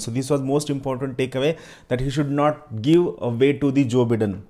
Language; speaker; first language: English; non-native, local second language; Marathi